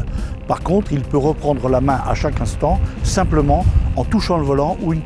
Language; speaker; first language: French; native; French